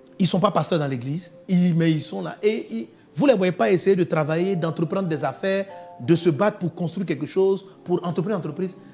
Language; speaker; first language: French; non-native, local second language; Dyula